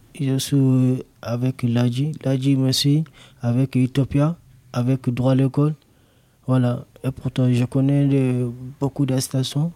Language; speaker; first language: French; non-native, local second language; Soninke